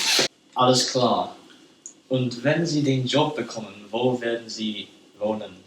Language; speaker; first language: German; non-native, learner; English